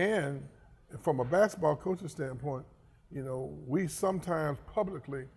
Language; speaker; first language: English; native; English